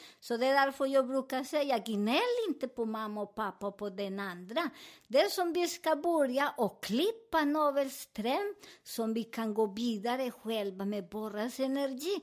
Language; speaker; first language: Swedish; non-native, learner; Spanish